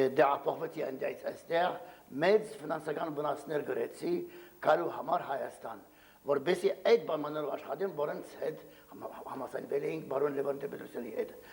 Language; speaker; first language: Armenian; early bilingual, heritage; Armenian